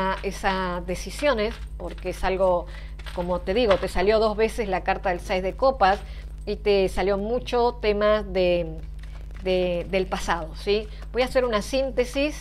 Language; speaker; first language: Spanish; native; Spanish